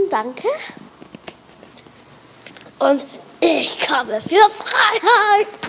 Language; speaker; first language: German; non-native, learner; French